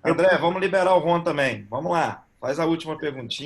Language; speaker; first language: Portuguese; native; Portuguese